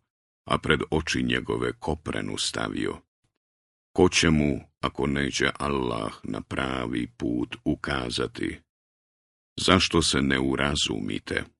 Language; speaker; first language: Croatian; native; Croatian